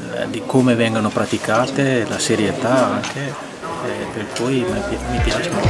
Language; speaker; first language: Italian; non-native, fluent; Malayalam